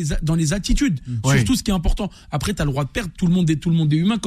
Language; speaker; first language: French; native; French